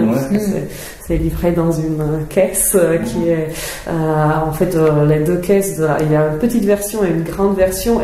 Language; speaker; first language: French; non-native, fluent; Czech